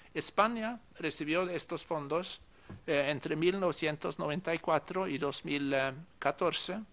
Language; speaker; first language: Spanish; non-native, fluent; Norwegian